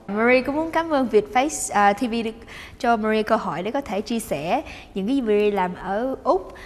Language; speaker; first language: Vietnamese; early bilingual, heritage; Vietnamese